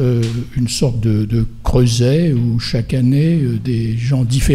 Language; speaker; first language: French; native; French